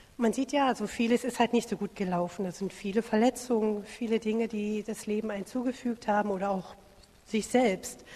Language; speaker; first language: German; native; German